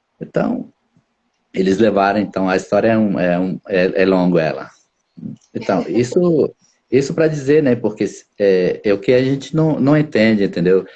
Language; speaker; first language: Portuguese; non-native, local second language; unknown